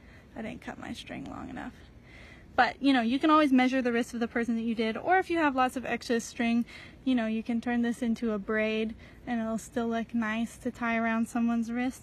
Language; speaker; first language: English; native; English